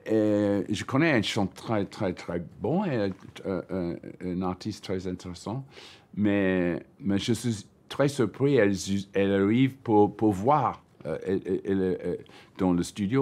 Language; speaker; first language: French; non-native, learner; English